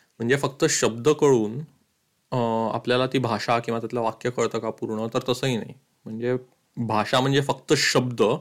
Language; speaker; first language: Marathi; early bilingual, heritage; Marathi